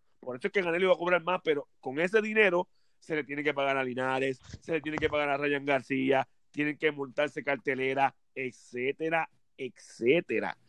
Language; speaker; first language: Spanish; native; Spanish